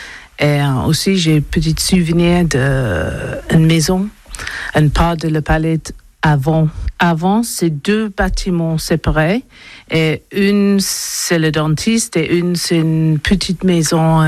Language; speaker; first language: French; non-native, learner; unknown